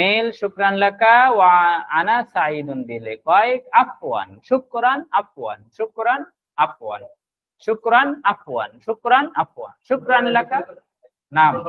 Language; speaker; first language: Arabic; non-native, fluent; Bangla